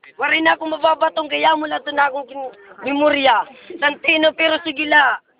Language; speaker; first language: Filipino; non-native, local second language; Waray